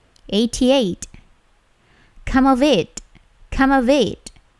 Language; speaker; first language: English; non-native, fluent; Indonesian